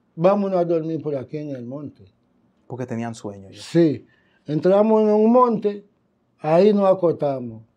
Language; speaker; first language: Spanish; non-native, fluent; Haitian Creole